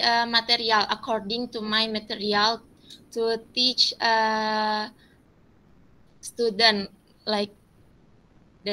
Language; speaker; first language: English; non-native, learner; Indonesian